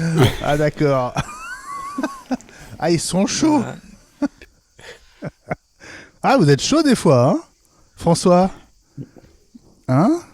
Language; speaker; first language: French; native; French